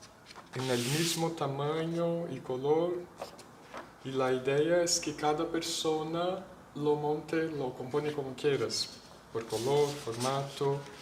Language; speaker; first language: Spanish; non-native, fluent; Portuguese